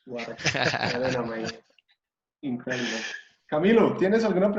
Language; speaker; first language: Spanish; native; Spanish